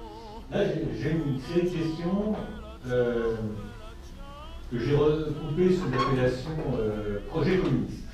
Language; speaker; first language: French; native; French